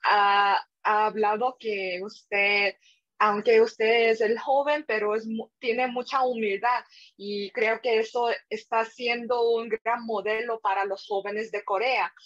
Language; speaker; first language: Spanish; non-native, fluent; Korean